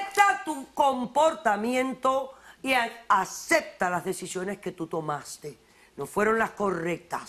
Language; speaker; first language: Spanish; native; Spanish